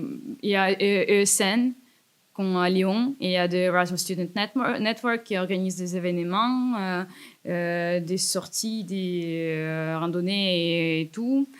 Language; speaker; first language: French; non-native, fluent; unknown